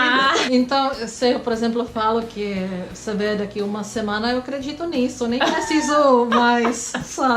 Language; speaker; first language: Portuguese; non-native, fluent; Czech